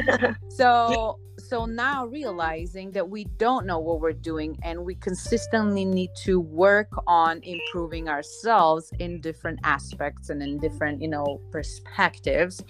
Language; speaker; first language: English; non-native, fluent; Slovenian